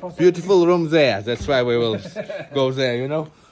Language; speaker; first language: English; non-native, learner; Uzbek